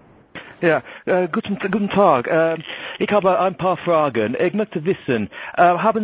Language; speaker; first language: German; non-native, learner; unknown